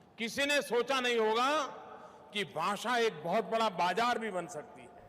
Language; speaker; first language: Hindi; non-native, local second language; Gujarati